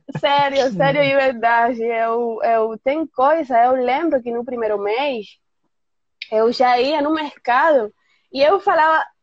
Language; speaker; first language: Portuguese; non-native, fluent; Spanish